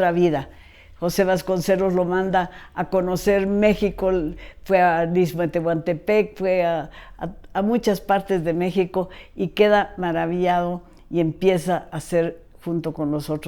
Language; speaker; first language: Spanish; native; Spanish